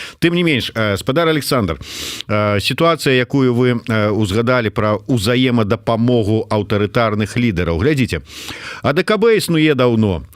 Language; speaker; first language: Belarusian; native; Belarusian